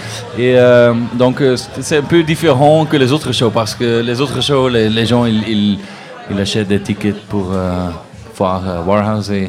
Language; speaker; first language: French; non-native, local second language; Dutch